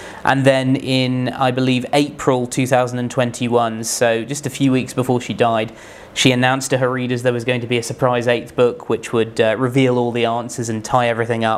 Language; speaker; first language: English; native; English